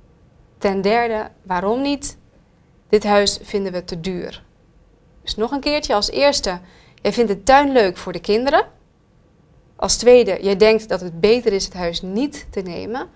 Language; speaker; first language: Dutch; native; Dutch